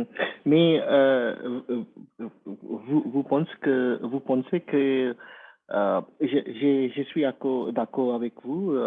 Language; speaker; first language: French; non-native, learner; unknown